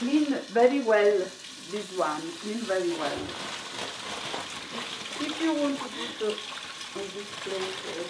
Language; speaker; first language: English; non-native, learner; Italian